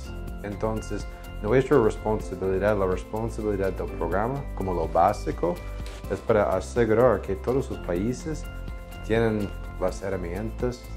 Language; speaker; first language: Spanish; non-native, fluent; English